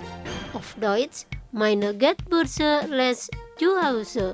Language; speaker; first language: German; non-native, fluent; Indonesian